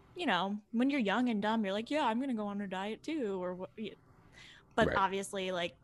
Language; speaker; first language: English; native; English